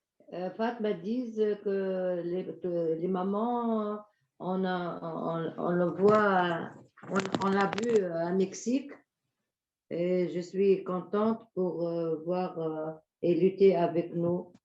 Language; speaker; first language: French; non-native, local second language; Arabic